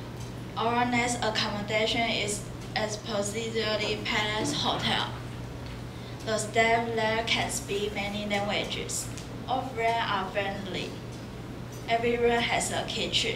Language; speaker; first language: English; non-native, learner; Chinese